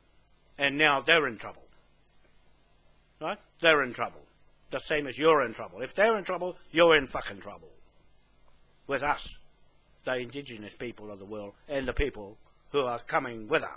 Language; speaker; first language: English; native; English